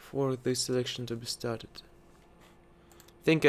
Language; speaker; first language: English; non-native, learner; Russian